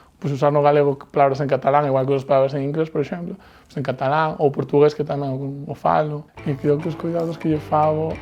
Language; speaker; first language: Galician; native; Galician